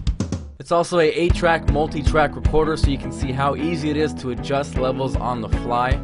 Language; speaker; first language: English; native; English